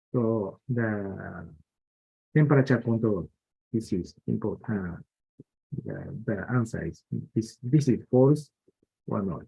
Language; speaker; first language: English; non-native, fluent; Japanese